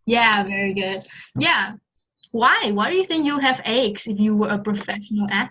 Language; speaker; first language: English; non-native, fluent; Vietnamese